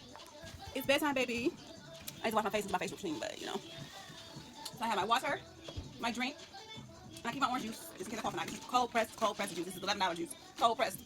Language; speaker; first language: English; native; English